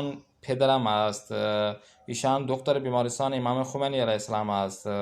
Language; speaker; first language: Persian; non-native, learner; Urdu